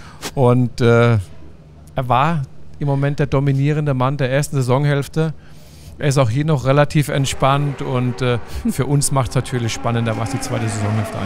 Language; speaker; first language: German; native; German